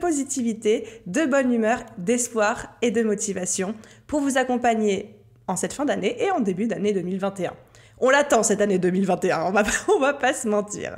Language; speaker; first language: French; native; French